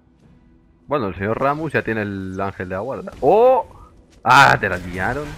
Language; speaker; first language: Spanish; native; Spanish